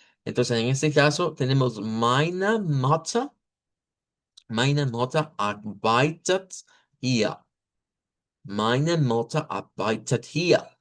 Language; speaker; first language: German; non-native, learner; Spanish